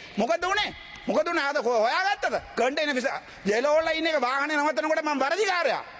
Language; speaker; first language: Sinhala; non-native, local second language; Tamil